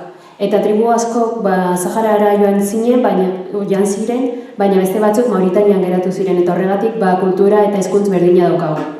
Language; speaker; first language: Basque; early bilingual, other home language; Arabic